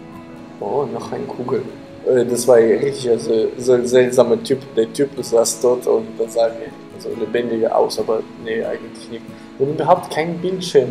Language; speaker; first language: German; non-native, fluent; Ukrainian